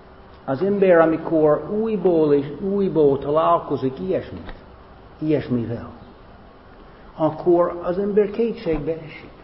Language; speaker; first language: Hungarian; non-native, fluent; English